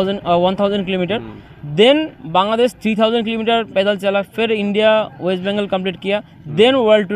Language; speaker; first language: Hindi; non-native, learner; Bangla